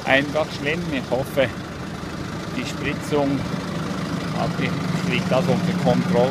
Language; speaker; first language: German; native; German